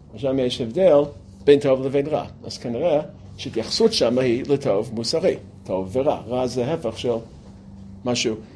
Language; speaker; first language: Hebrew; non-native, fluent; English